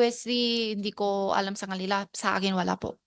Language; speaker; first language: Filipino; non-native, learner; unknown